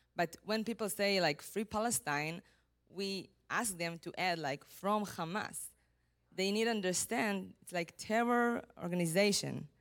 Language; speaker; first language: English; non-native, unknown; Hebrew